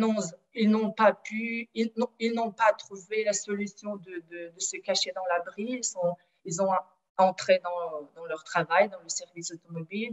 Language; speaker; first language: French; non-native, fluent; Ukrainian